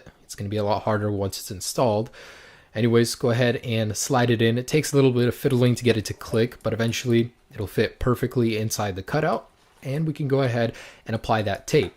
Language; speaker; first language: English; native; English